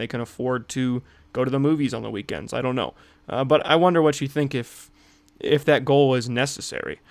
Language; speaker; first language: English; native; English